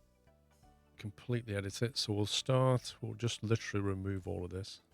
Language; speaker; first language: English; native; English